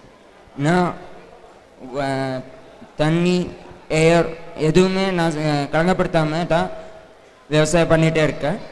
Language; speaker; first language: Tamil; non-native, learner; Malayalam